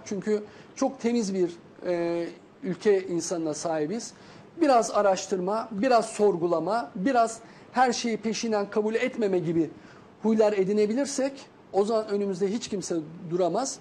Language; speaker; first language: Turkish; native; Turkish